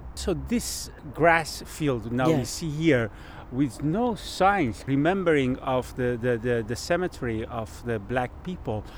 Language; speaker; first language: English; non-native, fluent; Persian